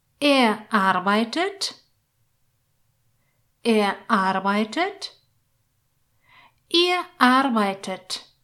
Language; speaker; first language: German; non-native, fluent; Polish